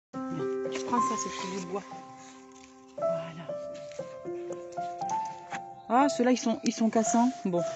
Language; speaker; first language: French; native; French